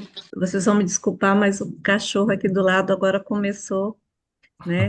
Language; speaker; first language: Portuguese; native; Portuguese